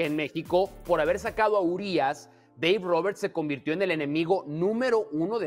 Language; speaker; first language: Spanish; native; Spanish